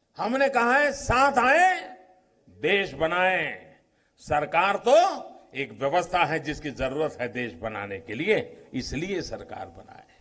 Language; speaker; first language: Hindi; non-native, local second language; Gujarati